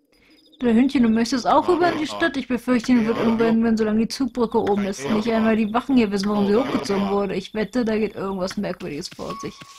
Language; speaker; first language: German; native; German